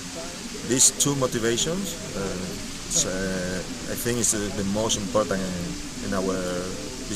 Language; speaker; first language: English; non-native, learner; Spanish